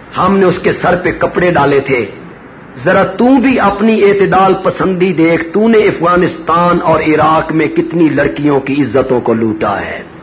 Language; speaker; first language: Urdu; non-native, local second language; Punjabi